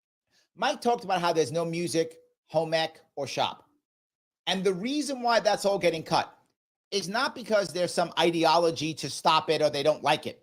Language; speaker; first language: English; native; English